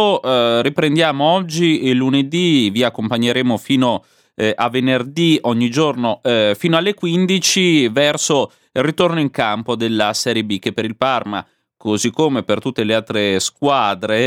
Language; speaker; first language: Italian; native; Italian